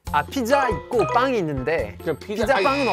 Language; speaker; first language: Korean; non-native, fluent; French